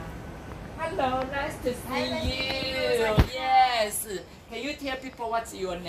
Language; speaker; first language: English; non-native, fluent; Chinese